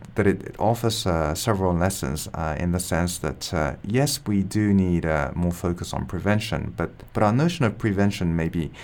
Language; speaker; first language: English; non-native, fluent; Japanese